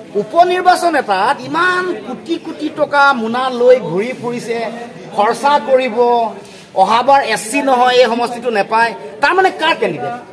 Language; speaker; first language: Assamese; native; Assamese